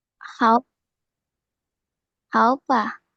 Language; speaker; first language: Chinese; non-native, learner; Indonesian